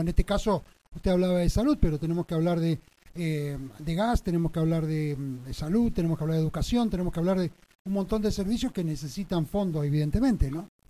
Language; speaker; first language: Spanish; native; Spanish